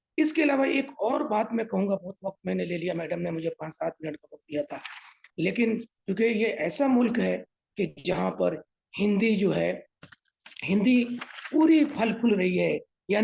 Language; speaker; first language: Hindi; native; Hindi